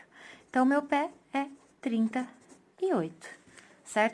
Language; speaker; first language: Portuguese; native; Portuguese